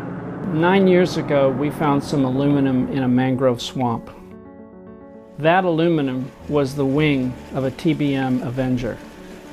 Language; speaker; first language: English; native; English